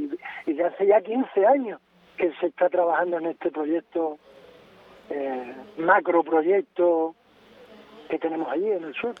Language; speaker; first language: Spanish; native; Spanish